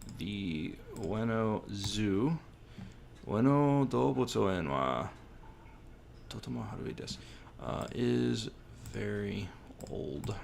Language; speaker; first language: Japanese; non-native, learner; English